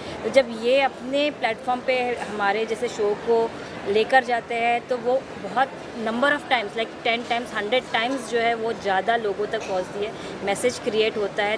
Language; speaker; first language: Hindi; native; Hindi